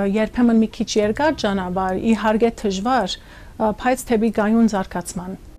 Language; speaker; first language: Armenian; early bilingual, heritage; Armenian